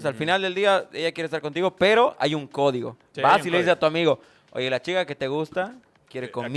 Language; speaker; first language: Spanish; native; Spanish